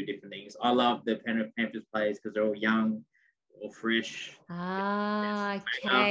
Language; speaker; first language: English; non-native, local second language; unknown